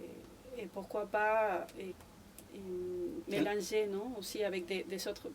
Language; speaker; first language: French; non-native, fluent; Spanish